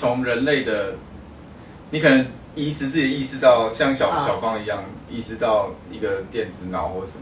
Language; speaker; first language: Chinese; native; Chinese